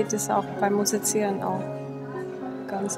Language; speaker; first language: German; non-native, fluent; Russian